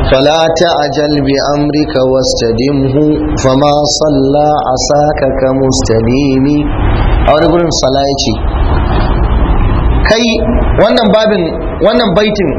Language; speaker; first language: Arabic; non-native, fluent; Hausa